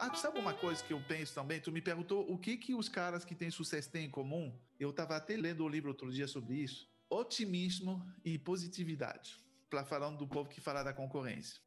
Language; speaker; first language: Portuguese; non-native, fluent; French